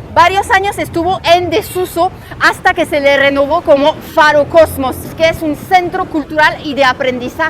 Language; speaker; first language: Spanish; native; Spanish